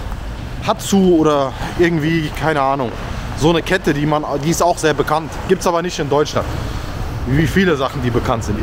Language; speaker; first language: German; native; German